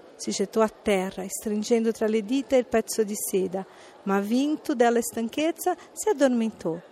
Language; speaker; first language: Italian; non-native, fluent; Portuguese